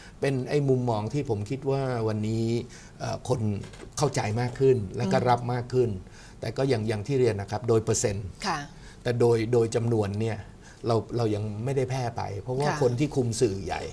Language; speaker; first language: Thai; native; Thai